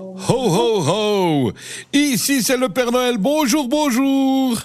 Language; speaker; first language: French; native; French